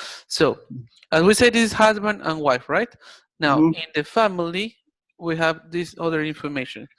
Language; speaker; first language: English; non-native, fluent; Spanish